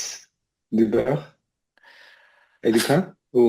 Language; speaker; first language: French; non-native, learner; English